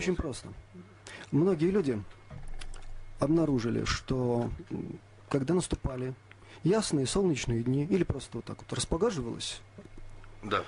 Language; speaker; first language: Russian; native; Russian